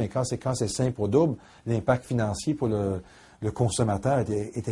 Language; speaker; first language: French; native; French